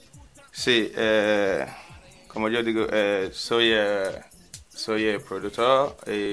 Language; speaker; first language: Spanish; non-native, learner; English